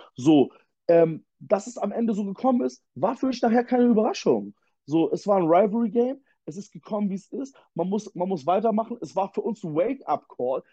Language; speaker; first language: German; native; German